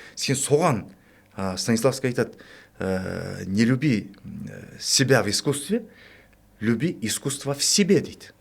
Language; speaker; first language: Russian; non-native, local second language; Kazakh